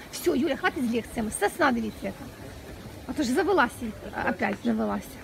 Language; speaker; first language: Russian; non-native, local second language; Ukrainian